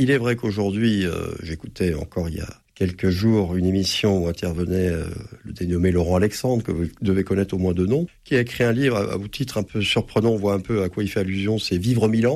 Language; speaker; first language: French; native; French